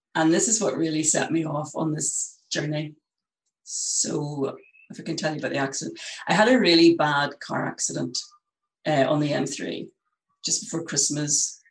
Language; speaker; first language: English; native; English